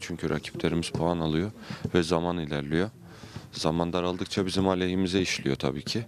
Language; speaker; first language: Turkish; native; Turkish